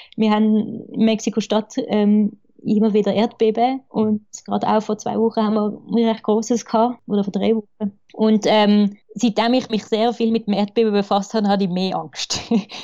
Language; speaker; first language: German; early bilingual, other home language; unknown